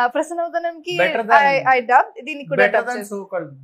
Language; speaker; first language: Telugu; non-native, local second language; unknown